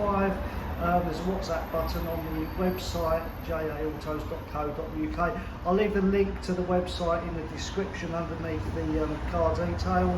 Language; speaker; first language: English; native; English